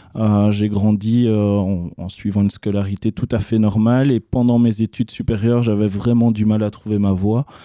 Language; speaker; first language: French; native; French